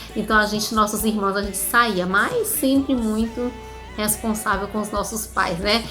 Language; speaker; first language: Portuguese; native; Portuguese